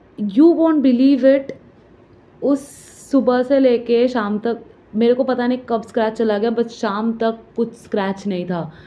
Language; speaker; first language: Hindi; non-native, local second language; Bangla